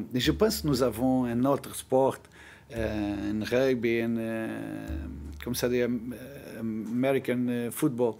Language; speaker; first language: French; non-native, learner; Portuguese